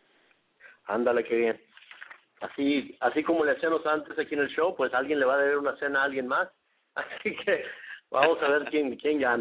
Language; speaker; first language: Spanish; native; Spanish